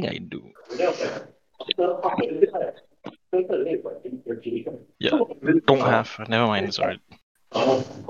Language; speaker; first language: English; non-native, local second language; Malay